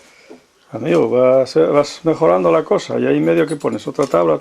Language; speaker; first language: Spanish; native; Spanish